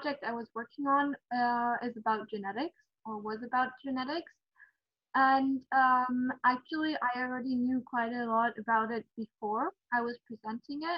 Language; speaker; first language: English; non-native, fluent; German